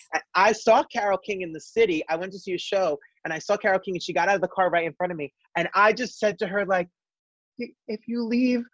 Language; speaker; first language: English; native; English